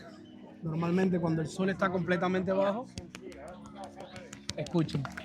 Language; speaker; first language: Spanish; native; Spanish